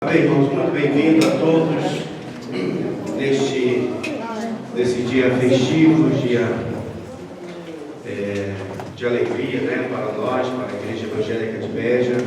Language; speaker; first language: Portuguese; native; Portuguese